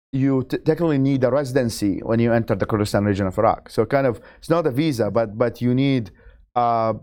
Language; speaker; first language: English; non-native, fluent; Arabic